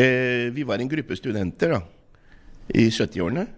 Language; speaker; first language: Norwegian; non-native, fluent; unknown